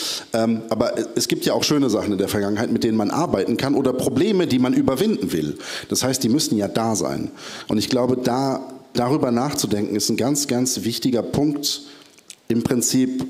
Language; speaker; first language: German; early bilingual, other home language; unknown